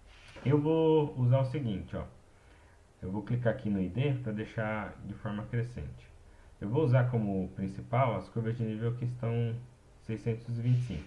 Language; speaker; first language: Portuguese; native; Portuguese